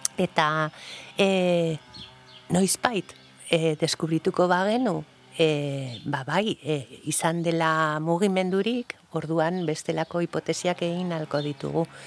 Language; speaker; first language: Basque; non-native, local second language; Spanish